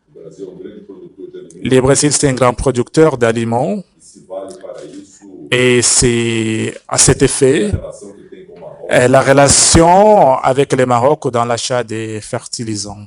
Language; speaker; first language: French; non-native, fluent; Portuguese